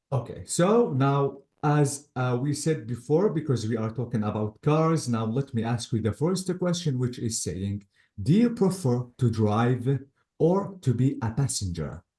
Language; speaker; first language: English; non-native, fluent; Arabic